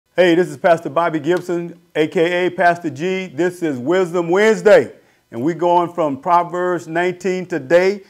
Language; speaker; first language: English; native; English